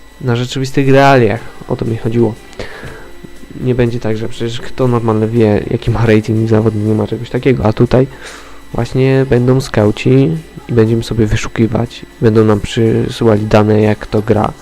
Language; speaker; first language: Polish; native; Polish